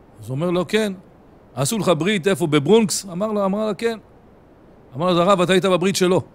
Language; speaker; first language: Hebrew; native; Hebrew